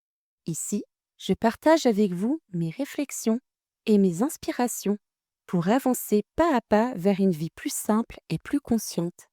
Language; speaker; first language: French; native; French